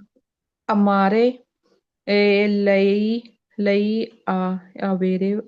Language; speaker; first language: Italian; non-native, learner; Punjabi